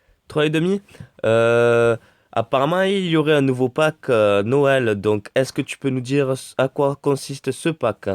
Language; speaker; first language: French; native; French